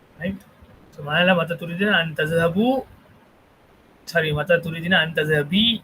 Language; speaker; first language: Arabic; non-native, fluent; Tamil